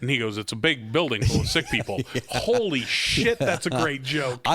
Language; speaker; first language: English; native; English